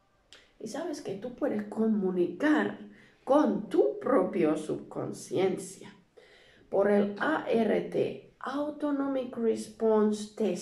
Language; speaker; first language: Spanish; non-native, learner; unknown